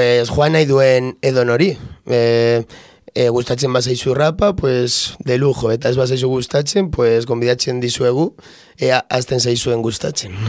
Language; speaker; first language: Basque; non-native, local second language; Spanish